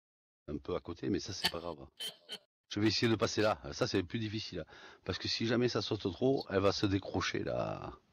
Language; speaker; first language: French; native; French